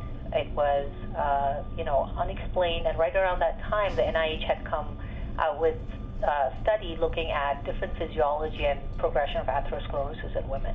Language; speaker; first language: English; non-native, local second language; Urdu